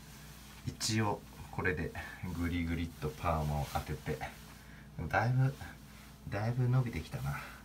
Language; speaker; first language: Japanese; native; Japanese